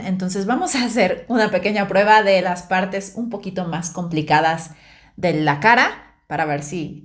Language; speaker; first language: Spanish; native; Spanish